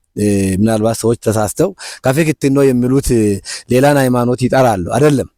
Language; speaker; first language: Amharic; non-native, local second language; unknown